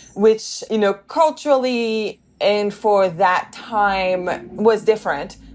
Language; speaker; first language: English; native; English